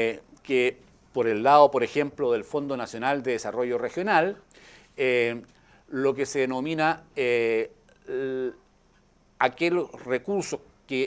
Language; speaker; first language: Spanish; native; Spanish